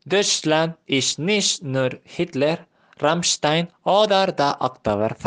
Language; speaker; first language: German; non-native, learner; Spanish